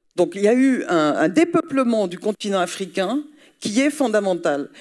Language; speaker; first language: French; native; French